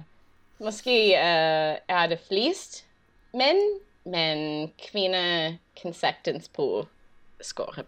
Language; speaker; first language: Danish; non-native, learner; English